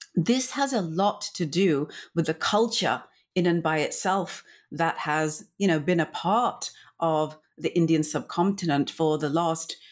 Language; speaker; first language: English; native; English